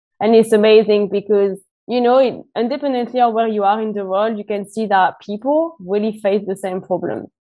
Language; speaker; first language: English; non-native, fluent; French